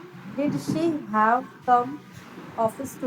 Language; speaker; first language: English; non-native, learner; Hindi